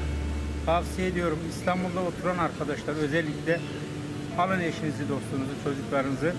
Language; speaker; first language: Turkish; native; Turkish